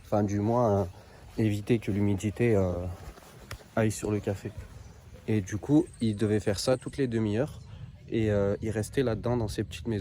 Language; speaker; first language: French; native; French